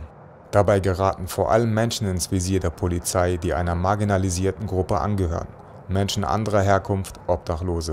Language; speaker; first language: German; native; German